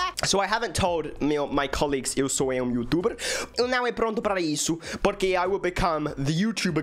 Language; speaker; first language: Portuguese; non-native, learner; English